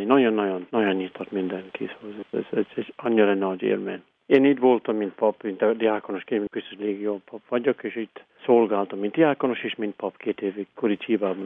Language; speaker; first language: Hungarian; non-native, learner; English